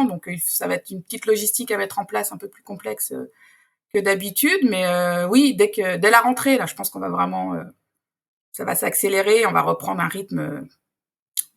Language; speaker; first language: French; native; French